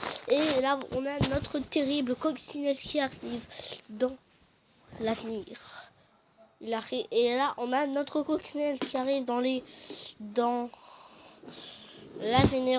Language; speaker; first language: French; native; French